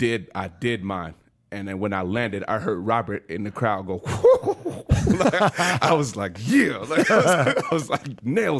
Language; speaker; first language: English; native; English